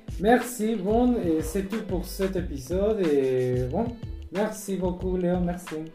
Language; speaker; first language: French; non-native, learner; Spanish